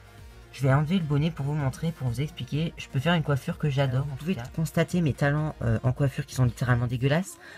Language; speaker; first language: French; native; French